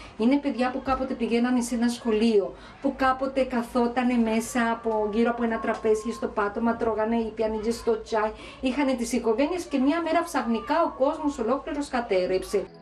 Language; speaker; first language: Greek; non-native, fluent; Spanish